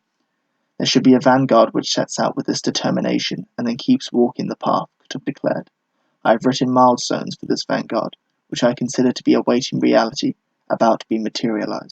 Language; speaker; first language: English; native; English